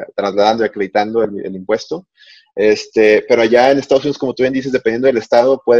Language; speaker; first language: Spanish; native; Spanish